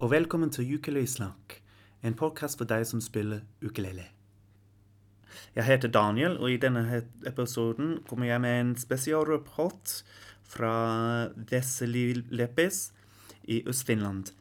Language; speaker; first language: Norwegian; non-native, learner; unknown